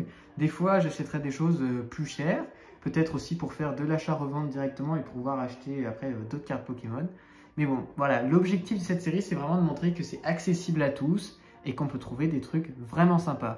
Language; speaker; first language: French; native; French